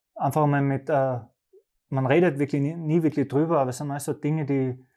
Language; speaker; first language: German; native; German